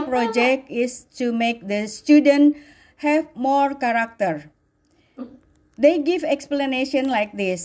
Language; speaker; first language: English; non-native, learner; Indonesian